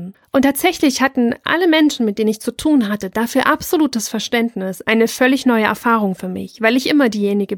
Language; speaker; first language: German; native; German